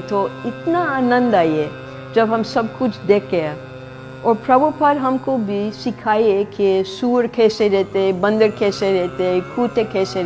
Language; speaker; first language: Hindi; non-native, fluent; English